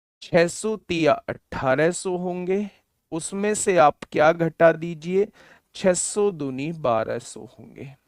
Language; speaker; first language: Hindi; native; Hindi